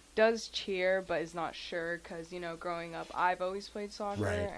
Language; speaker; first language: English; early bilingual, other home language; Spanish